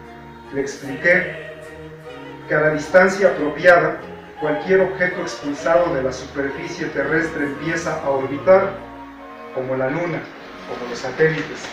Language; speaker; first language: Spanish; native; Spanish